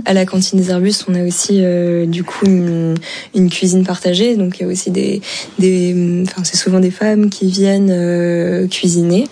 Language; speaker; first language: French; early bilingual, other home language; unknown